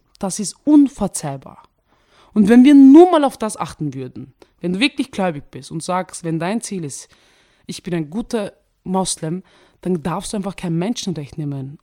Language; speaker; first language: German; early bilingual, other home language; Turkish